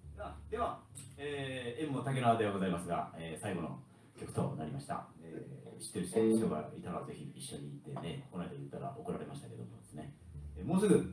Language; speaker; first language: Japanese; native; Japanese